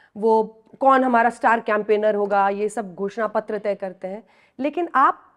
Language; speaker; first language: Hindi; native; Hindi